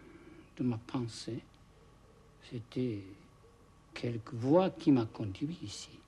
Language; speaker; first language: French; non-native, fluent; Japanese